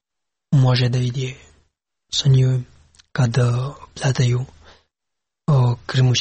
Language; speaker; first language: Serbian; non-native, learner; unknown